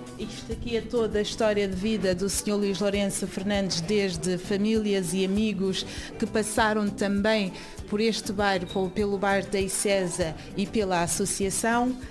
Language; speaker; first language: Portuguese; early bilingual, other home language; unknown